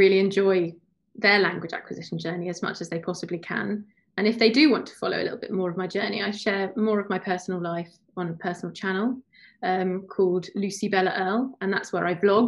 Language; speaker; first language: English; native; English